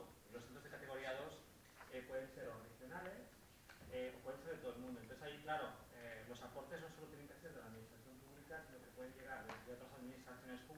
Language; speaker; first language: Spanish; native; Spanish